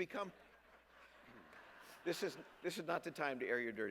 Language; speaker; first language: English; native; English